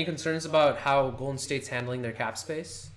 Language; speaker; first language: English; native; English